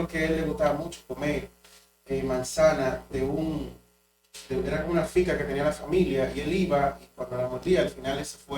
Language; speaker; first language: Spanish; native; Spanish